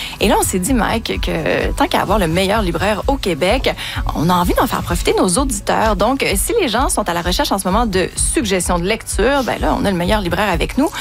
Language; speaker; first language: French; native; French